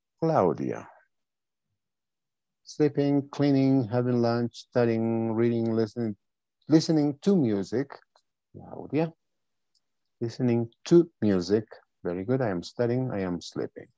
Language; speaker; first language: English; non-native, fluent; Spanish